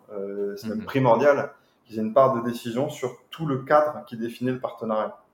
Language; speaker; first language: French; native; French